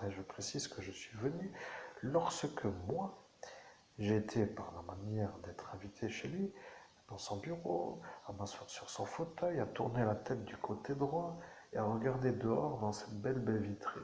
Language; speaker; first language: French; native; French